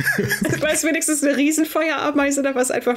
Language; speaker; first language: German; native; German